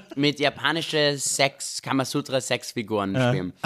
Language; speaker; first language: German; native; German